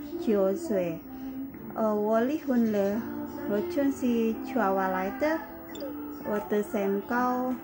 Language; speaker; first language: Chinese; non-native, learner; Indonesian